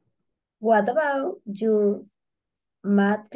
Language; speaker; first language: English; non-native, learner; Spanish